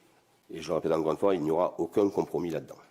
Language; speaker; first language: French; native; French